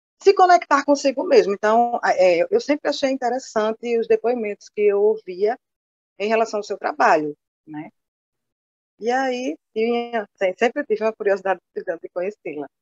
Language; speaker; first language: Portuguese; native; Portuguese